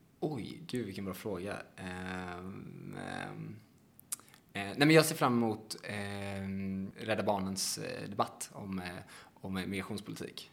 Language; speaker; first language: Swedish; native; Swedish